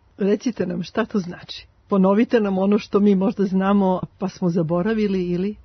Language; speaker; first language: Serbian; native; Serbian